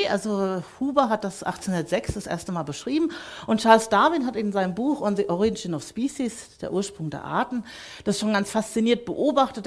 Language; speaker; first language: German; native; German